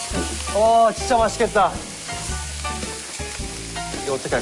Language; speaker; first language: Korean; non-native, fluent; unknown